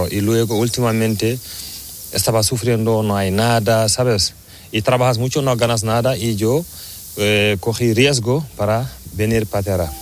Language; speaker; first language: Spanish; non-native, learner; Fula